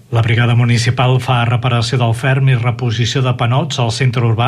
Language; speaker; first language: Catalan; native; Catalan